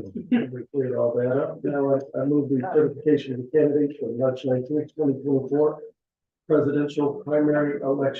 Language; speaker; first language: English; native; English